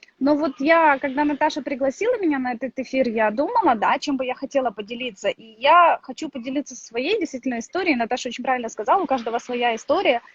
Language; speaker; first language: Russian; native; Russian